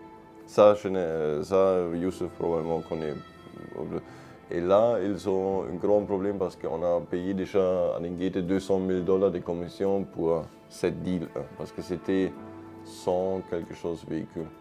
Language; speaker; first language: French; non-native, learner; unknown